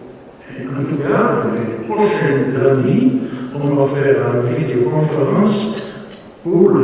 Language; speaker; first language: French; non-native, learner; Spanish